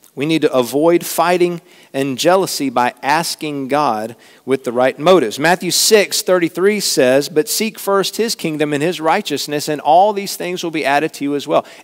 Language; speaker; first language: English; native; English